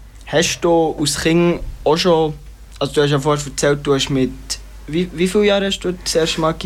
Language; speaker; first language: German; native; German